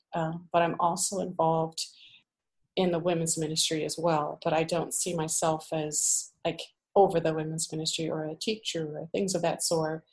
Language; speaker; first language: English; native; English